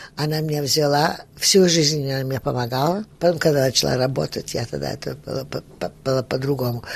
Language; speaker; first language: Russian; early bilingual, heritage; Russian